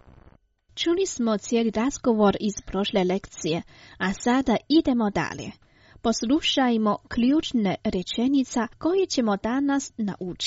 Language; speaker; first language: Croatian; non-native, fluent; Chinese